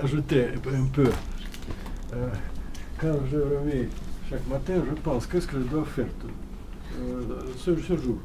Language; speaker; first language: French; non-native, learner; Russian